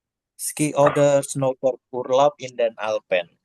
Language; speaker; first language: German; non-native, learner; Indonesian